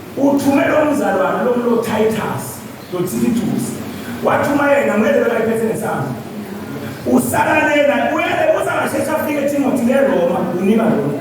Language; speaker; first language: Zulu; non-native, local second language; Swati